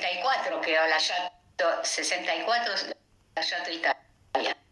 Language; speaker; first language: Italian; non-native, learner; Spanish